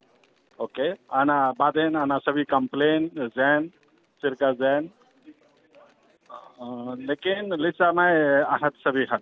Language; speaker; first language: Arabic; non-native, learner; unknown